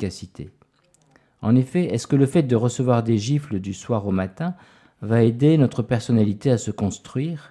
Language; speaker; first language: French; native; French